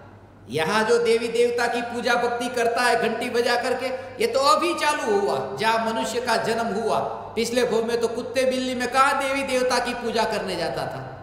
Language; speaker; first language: Hindi; non-native, local second language; Gujarati